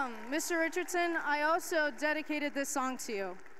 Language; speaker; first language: English; early bilingual, other home language; Spanish